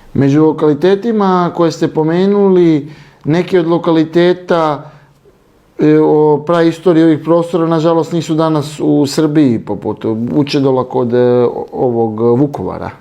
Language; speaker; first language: Serbian; native; Serbian